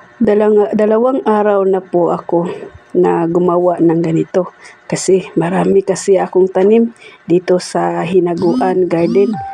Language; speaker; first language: Filipino; non-native, local second language; Cebuano